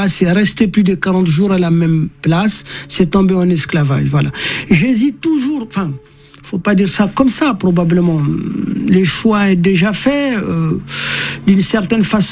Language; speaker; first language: French; non-native, local second language; Tamasheq